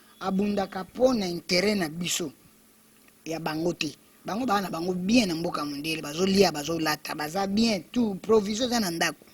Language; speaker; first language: Lingala; native; Lingala